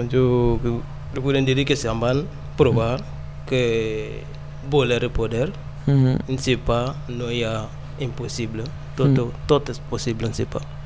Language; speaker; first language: Catalan; non-native, learner; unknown